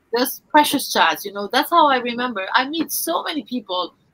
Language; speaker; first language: English; non-native, fluent; Arabic